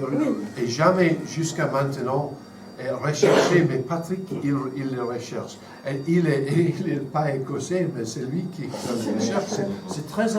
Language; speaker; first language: French; non-native, fluent; English